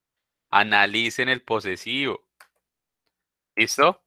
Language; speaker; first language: Spanish; native; Spanish